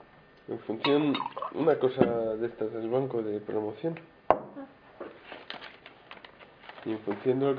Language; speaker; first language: Spanish; native; Spanish